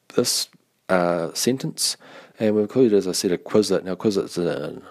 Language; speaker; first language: English; native; English